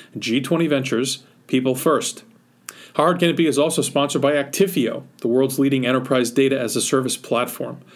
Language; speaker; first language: English; native; English